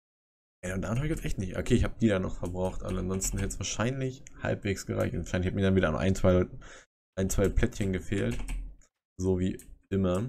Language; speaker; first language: German; native; German